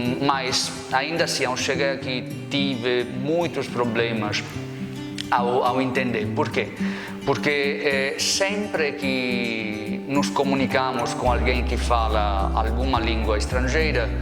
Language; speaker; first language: Portuguese; non-native, fluent; Italian